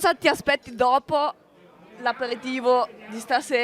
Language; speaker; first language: Italian; non-native, local second language; German